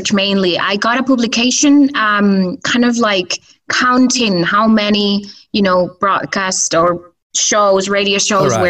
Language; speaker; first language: English; non-native, fluent; Spanish